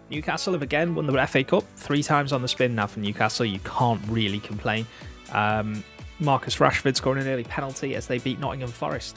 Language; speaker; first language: English; native; English